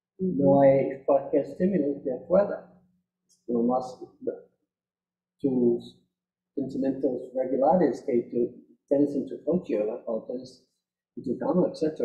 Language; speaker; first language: Spanish; non-native, fluent; English